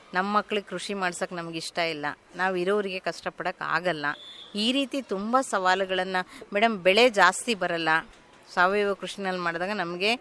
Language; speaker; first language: Kannada; native; Kannada